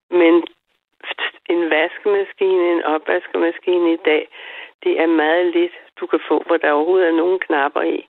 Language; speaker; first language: Danish; native; Danish